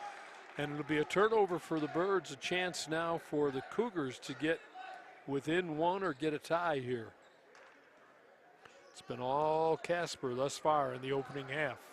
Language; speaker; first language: English; native; English